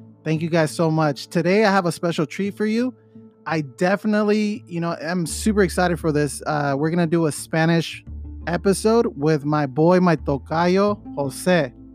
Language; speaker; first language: English; early bilingual, other home language; Spanish